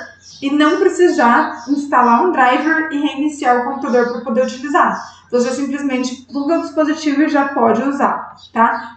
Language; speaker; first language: Portuguese; native; Portuguese